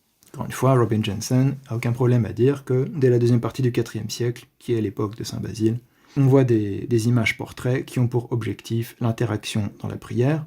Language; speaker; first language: French; native; French